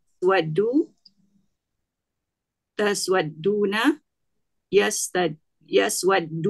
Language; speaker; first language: Arabic; non-native, learner; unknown